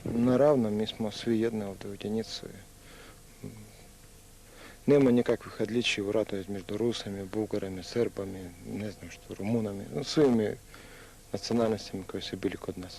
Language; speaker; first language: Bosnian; non-native, learner; Russian